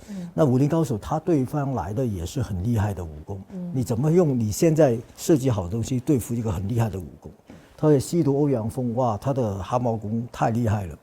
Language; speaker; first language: Chinese; non-native, fluent; Cantonese